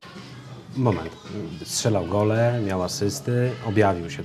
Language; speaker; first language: Polish; native; Polish